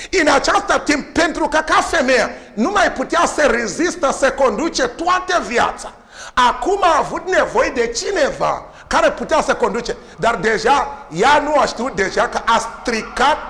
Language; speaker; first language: Romanian; non-native, learner; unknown